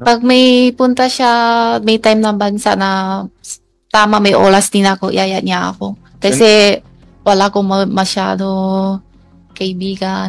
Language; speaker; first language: Filipino; non-native, learner; Chinese